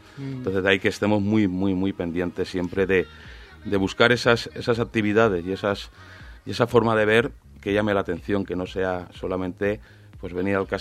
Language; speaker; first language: Spanish; native; Spanish